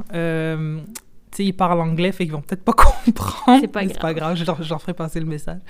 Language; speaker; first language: French; native; French